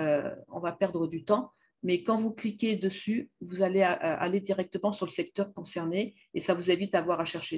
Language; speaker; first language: French; native; French